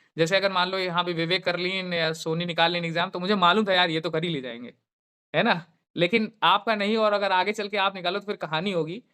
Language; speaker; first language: Hindi; native; Hindi